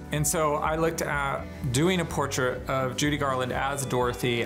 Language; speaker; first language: English; native; English